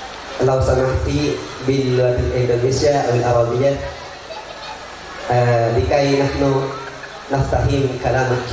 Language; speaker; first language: Arabic; non-native, fluent; Indonesian